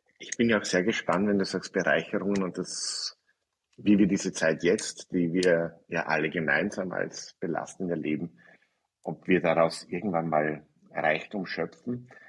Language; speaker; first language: German; native; German